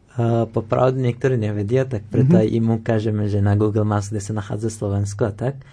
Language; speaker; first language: Slovak; non-native, fluent; Arabic